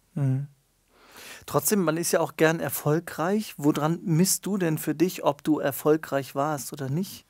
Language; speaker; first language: German; native; German